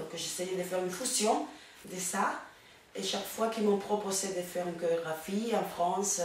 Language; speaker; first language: French; non-native, fluent; Spanish